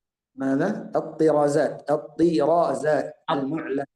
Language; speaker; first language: Arabic; native; Arabic